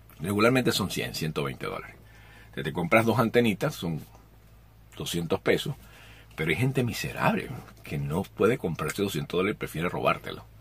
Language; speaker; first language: Spanish; native; Spanish